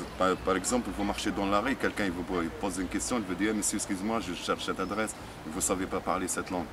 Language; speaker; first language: French; non-native, local second language; Arabic